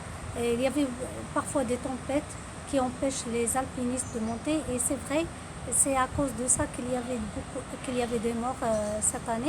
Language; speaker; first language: French; non-native, local second language; Arabic